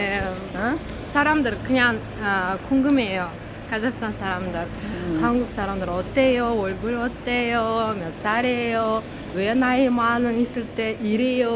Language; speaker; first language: Korean; non-native, learner; Kazakh